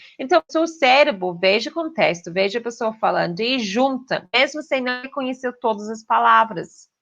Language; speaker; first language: Portuguese; non-native, fluent; English